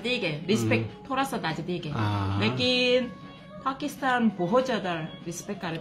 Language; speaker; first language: Hindi; non-native, learner; Korean